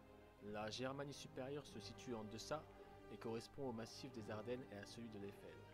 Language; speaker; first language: French; native; French